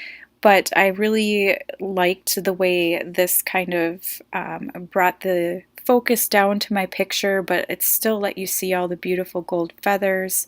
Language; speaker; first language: English; native; English